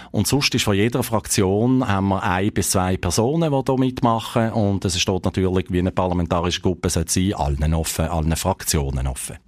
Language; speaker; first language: German; native; German